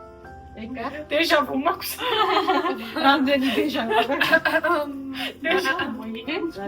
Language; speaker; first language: Japanese; non-native, fluent; Georgian